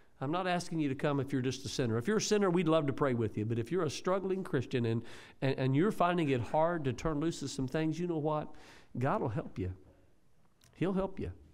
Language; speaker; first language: English; native; English